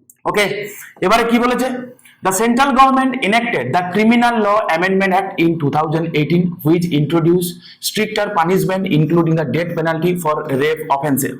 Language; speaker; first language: English; non-native, local second language; Bangla